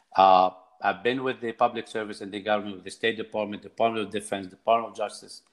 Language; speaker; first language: English; non-native, fluent; Arabic